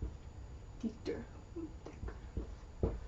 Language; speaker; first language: German; non-native, learner; English